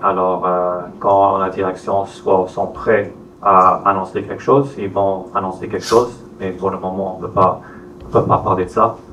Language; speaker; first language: French; non-native, fluent; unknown